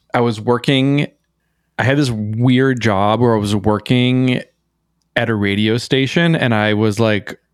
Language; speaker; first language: English; native; English